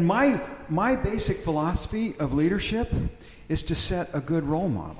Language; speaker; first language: English; native; English